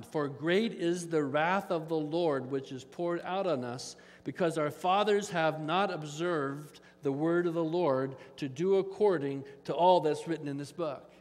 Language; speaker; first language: English; native; English